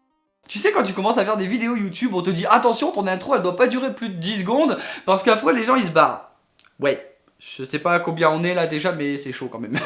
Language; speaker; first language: French; native; French